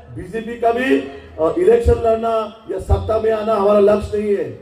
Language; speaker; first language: Hindi; non-native, local second language; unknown